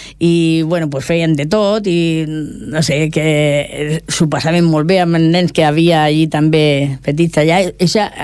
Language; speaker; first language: Catalan; non-native, local second language; Spanish